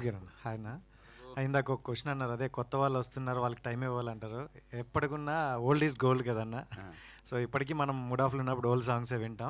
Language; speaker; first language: Telugu; native; Telugu